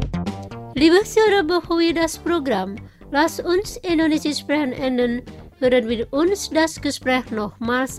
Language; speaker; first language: German; non-native, fluent; Indonesian